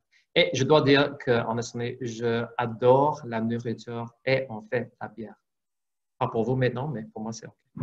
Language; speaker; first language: French; non-native, fluent; English